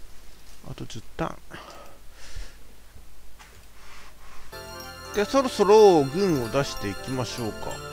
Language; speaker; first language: Japanese; native; Japanese